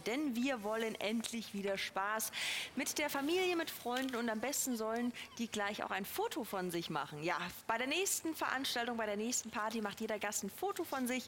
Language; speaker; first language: German; native; German